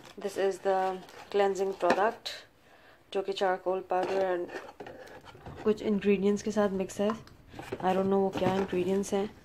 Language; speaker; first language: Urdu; native; Urdu